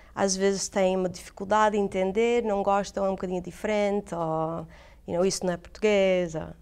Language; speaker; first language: Portuguese; early bilingual, heritage; English